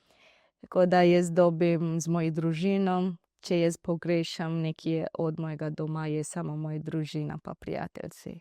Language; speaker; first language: Slovenian; non-native, learner; Divehi